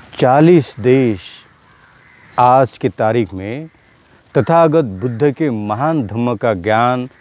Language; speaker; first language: Hindi; non-native, local second language; Marathi